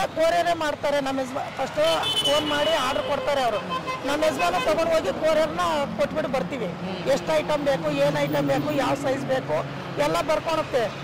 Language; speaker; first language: Kannada; non-native, local second language; Marathi